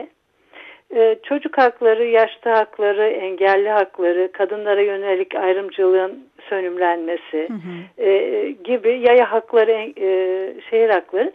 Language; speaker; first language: Turkish; native; Turkish